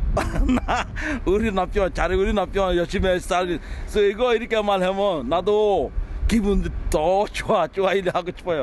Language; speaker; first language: Korean; non-native, learner; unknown